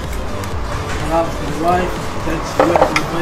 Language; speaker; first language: English; non-native, learner; Somali